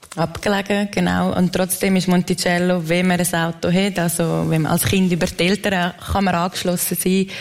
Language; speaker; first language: German; native; German